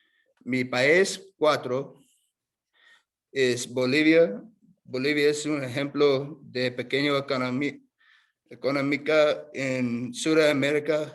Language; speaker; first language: Spanish; non-native, learner; English